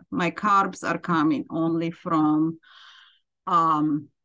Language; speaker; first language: English; non-native, fluent; Ukrainian